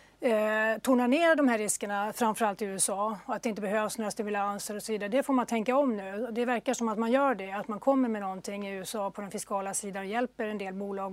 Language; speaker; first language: Swedish; native; Swedish